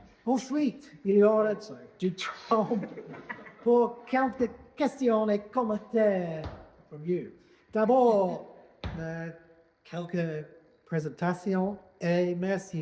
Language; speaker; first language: French; non-native, fluent; English